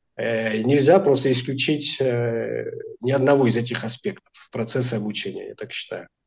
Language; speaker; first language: Russian; non-native, fluent; Portuguese